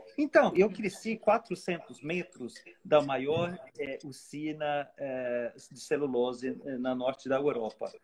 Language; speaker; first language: Portuguese; non-native, fluent; Swedish